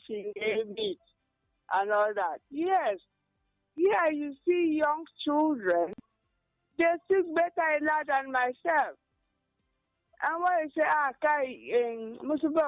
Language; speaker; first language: English; non-native, local second language; Igbo